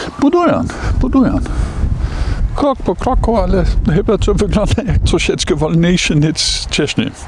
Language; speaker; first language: Polish; non-native, learner; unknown